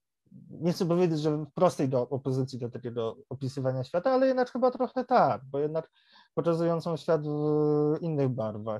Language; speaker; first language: Polish; native; Polish